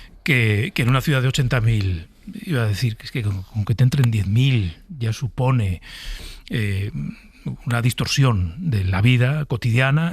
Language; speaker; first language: Spanish; native; Spanish